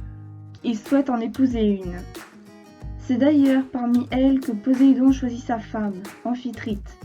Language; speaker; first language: French; native; French